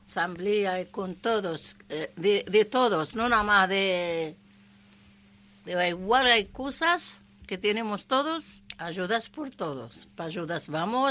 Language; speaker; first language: Spanish; non-native, learner; Arabic